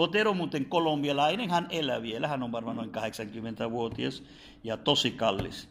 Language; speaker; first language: Finnish; non-native, fluent; Spanish